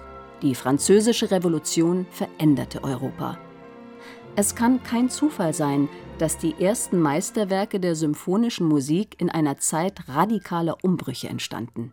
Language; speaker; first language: German; native; German